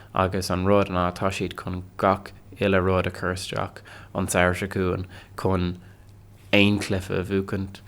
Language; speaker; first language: Irish; non-native, local second language; English